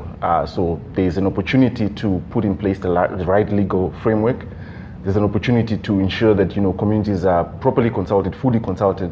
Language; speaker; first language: English; non-native, local second language; Shona